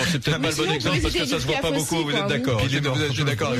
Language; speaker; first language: French; native; French